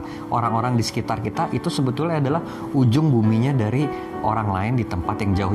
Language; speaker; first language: Indonesian; native; Indonesian